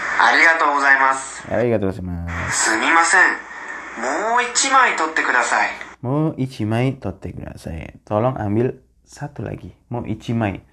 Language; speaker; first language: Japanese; non-native, fluent; Indonesian